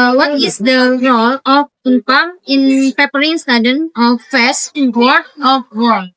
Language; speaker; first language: English; non-native, learner; Indonesian